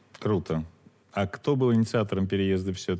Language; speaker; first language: Russian; native; Russian